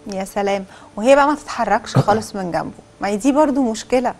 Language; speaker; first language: Arabic; native; Arabic